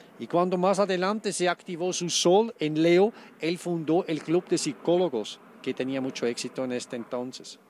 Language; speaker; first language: Spanish; non-native, fluent; German